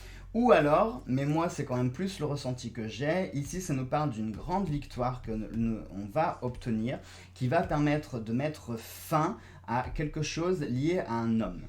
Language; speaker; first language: French; native; French